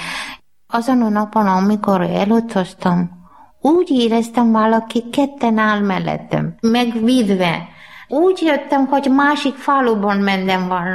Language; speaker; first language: Hungarian; non-native, learner; Malayalam